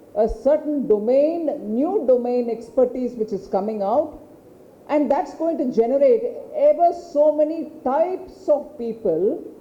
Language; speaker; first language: English; non-native, local second language; Tamil